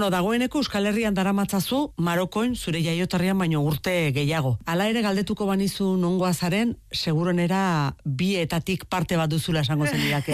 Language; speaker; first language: Basque; native; Basque